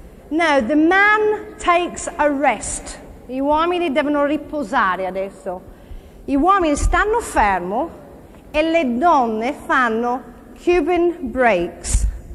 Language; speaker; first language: Italian; non-native, fluent; English